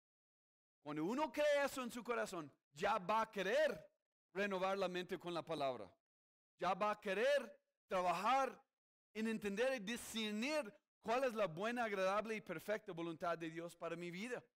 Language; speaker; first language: Spanish; non-native, fluent; English